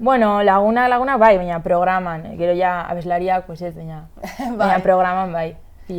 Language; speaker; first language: Basque; non-native, local second language; Spanish